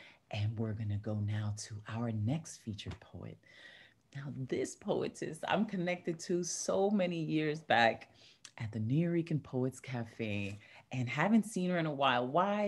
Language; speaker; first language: English; early bilingual, other home language; Spanish